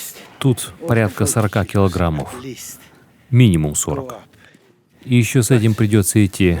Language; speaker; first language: Russian; native; Russian